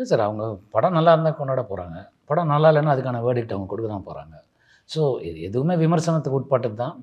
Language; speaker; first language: Tamil; native; Tamil